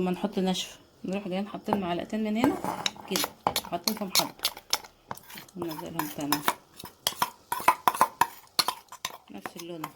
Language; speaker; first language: Arabic; native; Arabic